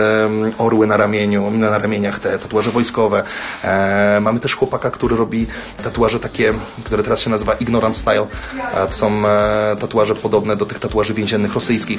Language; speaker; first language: Polish; native; Polish